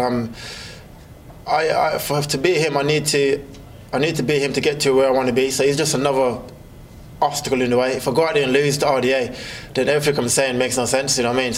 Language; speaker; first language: English; native; English